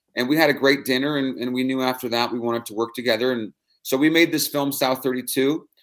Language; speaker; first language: English; native; English